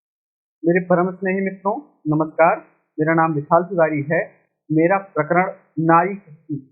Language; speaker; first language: Hindi; native; Hindi